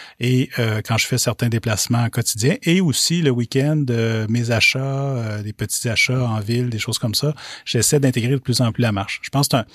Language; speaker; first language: French; native; French